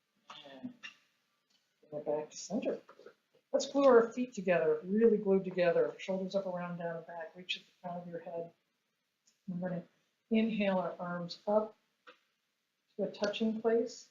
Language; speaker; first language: English; native; English